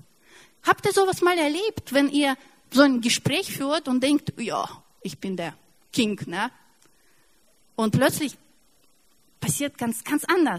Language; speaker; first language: German; non-native, fluent; Russian